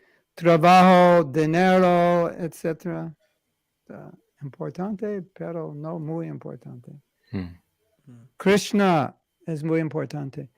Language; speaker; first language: Spanish; non-native, learner; English